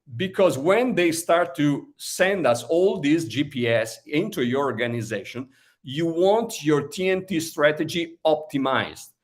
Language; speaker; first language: English; non-native, fluent; Italian